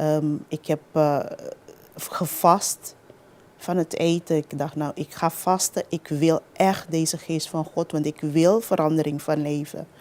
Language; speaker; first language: Dutch; non-native, local second language; Papiamento